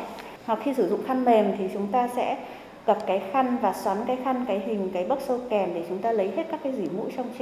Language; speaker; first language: Vietnamese; native; Vietnamese